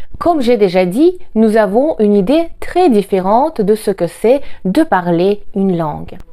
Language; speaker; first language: French; non-native, fluent; Russian